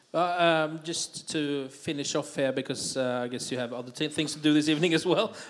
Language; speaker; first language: English; non-native, fluent; Norwegian